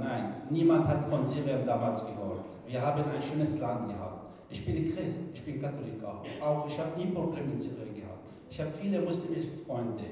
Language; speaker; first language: German; non-native, fluent; Arabic